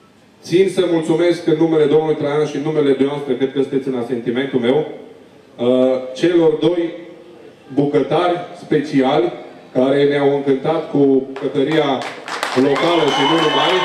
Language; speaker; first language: Romanian; native; Romanian